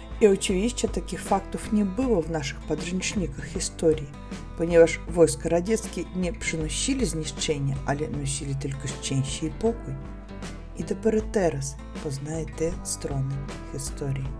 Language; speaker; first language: Polish; non-native, learner; Russian